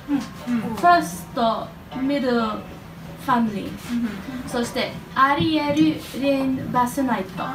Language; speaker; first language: Japanese; non-native, learner; English